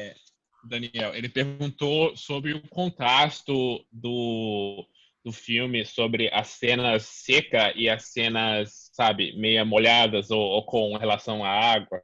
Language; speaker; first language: Portuguese; early bilingual, heritage; Portuguese